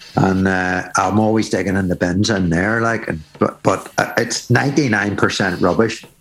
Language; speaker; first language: English; native; English